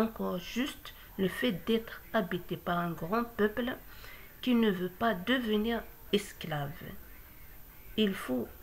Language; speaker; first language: French; non-native, local second language; Kabyle